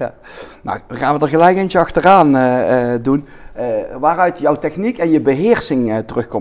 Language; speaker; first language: Dutch; native; Dutch